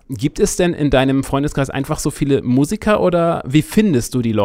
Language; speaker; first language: German; native; German